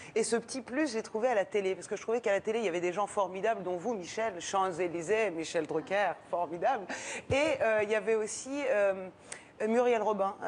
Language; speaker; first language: French; early bilingual, other home language; Persian